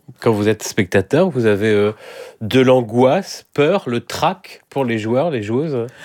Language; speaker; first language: French; native; French